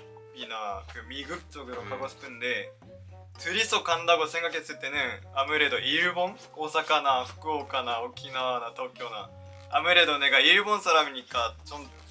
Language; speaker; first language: Korean; non-native, fluent; Japanese